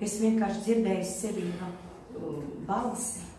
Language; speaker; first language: Latvian; non-native, local second language; Russian